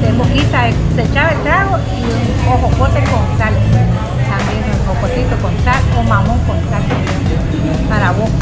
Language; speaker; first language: Spanish; native; Spanish